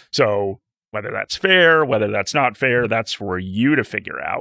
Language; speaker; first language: English; native; English